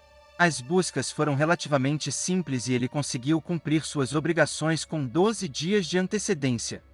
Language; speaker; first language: Portuguese; native; Portuguese